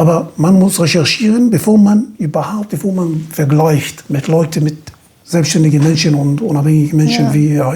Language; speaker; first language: German; non-native, fluent; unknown